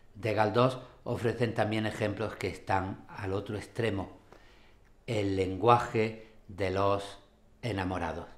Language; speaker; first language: Spanish; native; Spanish